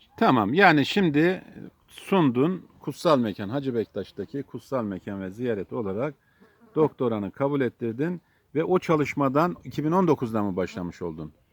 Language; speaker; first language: Turkish; native; Turkish